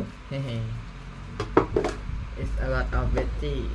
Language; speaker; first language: English; non-native, learner; Thai